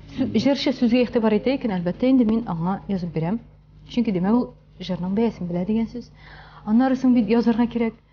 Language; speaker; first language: Tatar; native; Tatar